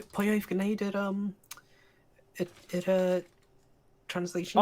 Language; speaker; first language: Welsh; non-native, local second language; English